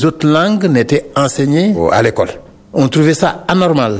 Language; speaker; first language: French; non-native, local second language; Wolof